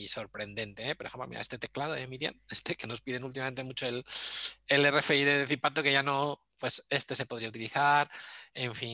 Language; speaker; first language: Spanish; native; Spanish